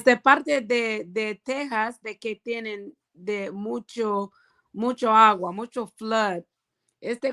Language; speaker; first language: Spanish; non-native, learner; English